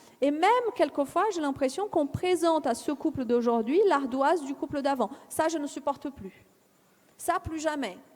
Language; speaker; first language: French; non-native, fluent; Portuguese